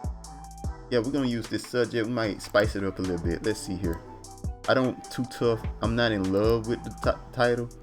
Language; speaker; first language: English; native; English